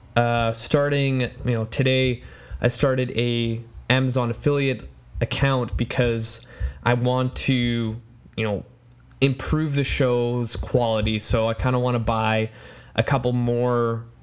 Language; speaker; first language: English; non-native, fluent; Polish